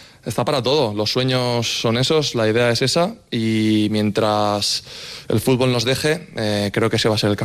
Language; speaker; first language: Spanish; native; Spanish